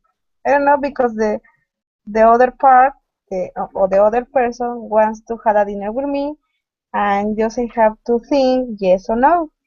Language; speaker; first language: English; non-native, learner; Spanish